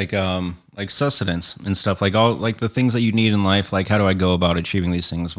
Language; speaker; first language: English; native; English